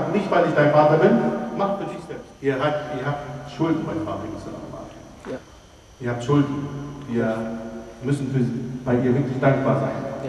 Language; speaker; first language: German; non-native, fluent; Arabic